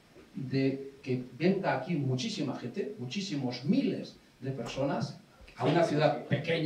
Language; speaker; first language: Spanish; native; Spanish